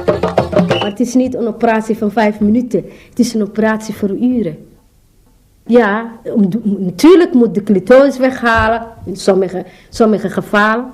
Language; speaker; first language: Dutch; non-native, learner; Somali